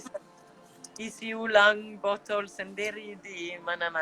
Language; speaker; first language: Indonesian; non-native, fluent; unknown